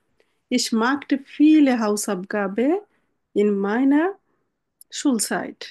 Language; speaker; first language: German; non-native, learner; Bangla